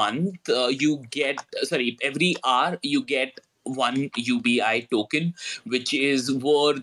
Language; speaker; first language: English; non-native, local second language; Hindi